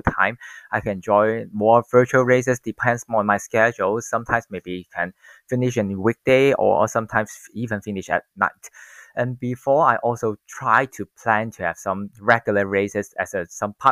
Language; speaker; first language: English; non-native, local second language; Cantonese